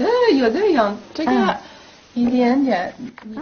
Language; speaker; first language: Chinese; non-native, learner; French